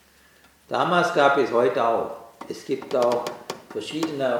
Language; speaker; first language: German; non-native, learner; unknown